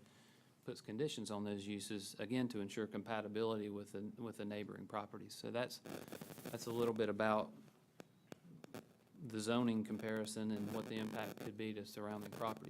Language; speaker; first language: English; native; English